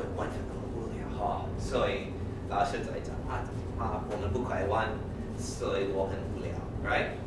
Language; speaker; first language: Chinese; non-native, fluent; English